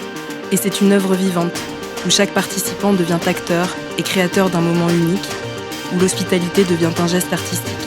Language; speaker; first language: French; native; French